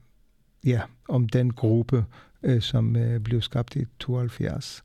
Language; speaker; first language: Danish; non-native, fluent; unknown